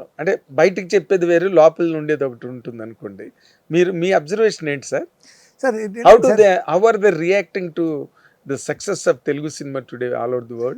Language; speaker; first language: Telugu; native; Telugu